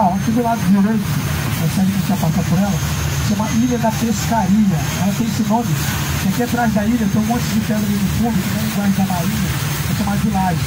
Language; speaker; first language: Portuguese; native; Portuguese